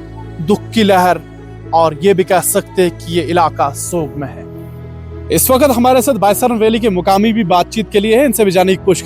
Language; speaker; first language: Hindi; native; Hindi